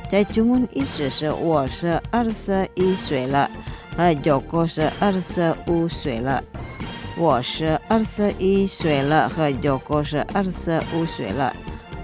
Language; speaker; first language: Chinese; non-native, fluent; Indonesian